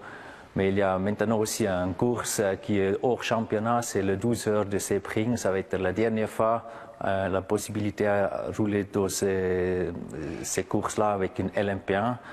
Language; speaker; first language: French; non-native, local second language; German